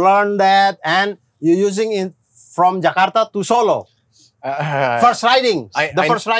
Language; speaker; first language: English; non-native, learner; Indonesian